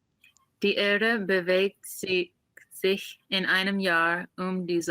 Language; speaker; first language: German; non-native, learner; English